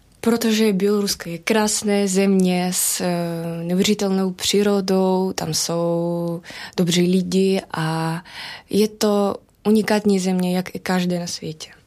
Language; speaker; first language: Czech; non-native, fluent; Belarusian